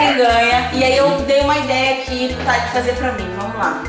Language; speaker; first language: Portuguese; native; Portuguese